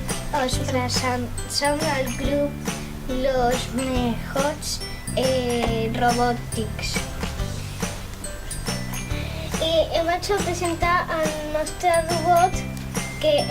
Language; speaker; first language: Catalan; non-native, local second language; Spanish